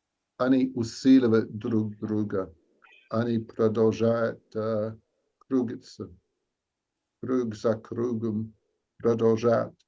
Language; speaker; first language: Russian; non-native, learner; English